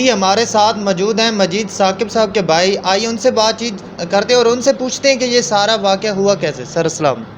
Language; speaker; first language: Urdu; non-native, local second language; Punjabi